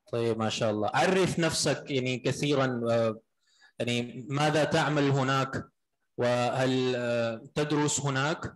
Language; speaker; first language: Arabic; non-native, fluent; Urdu